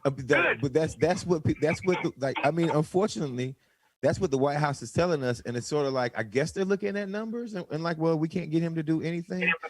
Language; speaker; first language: English; native; English